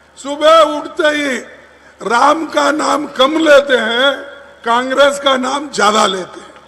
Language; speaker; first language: Hindi; non-native, local second language; Kannada